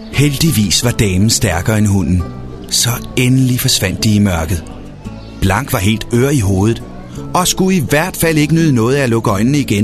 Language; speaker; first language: Danish; native; Danish